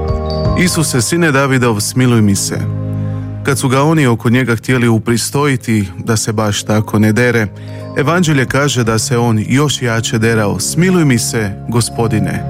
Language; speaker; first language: Croatian; native; Croatian